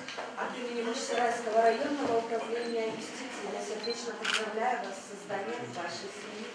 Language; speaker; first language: Russian; native; Russian